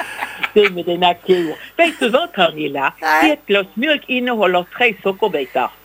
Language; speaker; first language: Swedish; native; Swedish